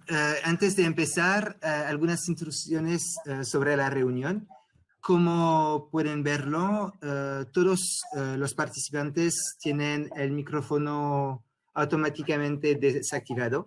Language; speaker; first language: Spanish; non-native, fluent; French